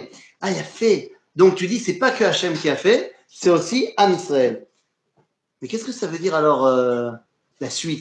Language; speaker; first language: French; native; French